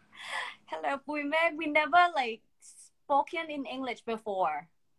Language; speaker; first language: English; non-native, fluent; Thai